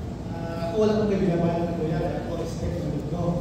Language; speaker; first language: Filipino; non-native, local second language; Cebuano